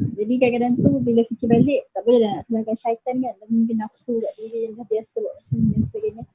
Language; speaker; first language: Malay; native; Malay